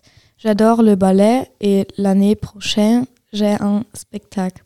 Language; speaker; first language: French; non-native, learner; German